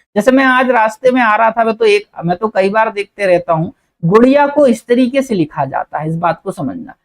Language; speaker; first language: Hindi; native; Hindi